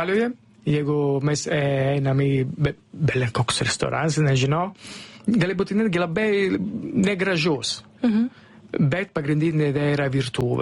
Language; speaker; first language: Lithuanian; non-native, learner; Italian